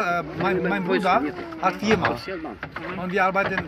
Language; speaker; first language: German; non-native, learner; Albanian